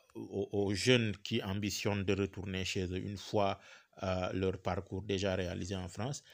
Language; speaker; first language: French; non-native, local second language; Wolof